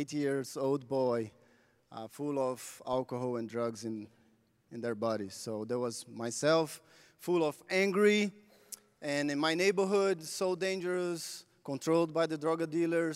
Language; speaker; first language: English; non-native, fluent; Portuguese